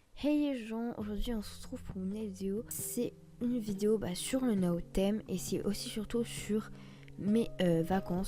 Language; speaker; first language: French; native; French